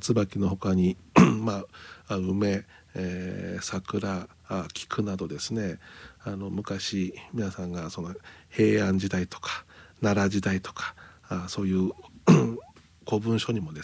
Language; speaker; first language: Japanese; native; Japanese